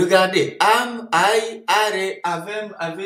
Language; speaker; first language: Romanian; non-native, fluent; French